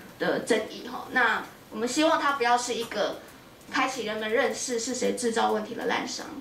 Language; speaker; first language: Chinese; native; Chinese